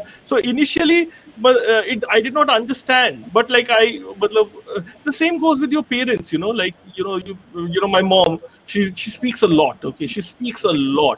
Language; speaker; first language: English; non-native, local second language; Bangla